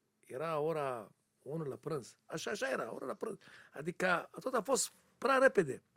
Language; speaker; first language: Romanian; non-native, learner; Hebrew